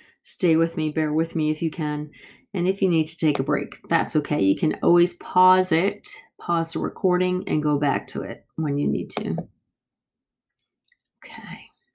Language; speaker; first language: English; native; English